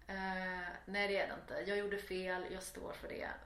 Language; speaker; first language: Swedish; native; Swedish